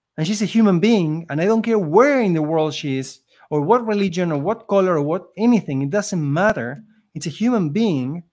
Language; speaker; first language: English; non-native, fluent; Spanish